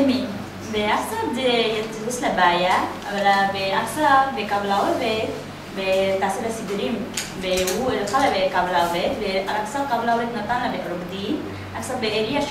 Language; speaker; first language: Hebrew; non-native, learner; Nepali